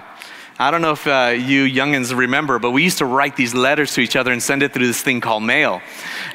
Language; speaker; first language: English; native; English